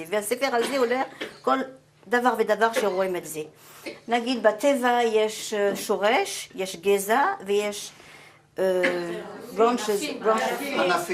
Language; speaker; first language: Hebrew; non-native, fluent; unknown